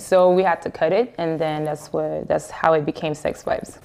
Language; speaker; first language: English; early bilingual, other home language; Haitian Creole